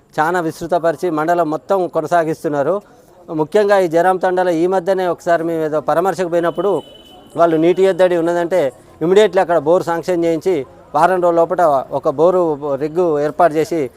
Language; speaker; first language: Telugu; native; Telugu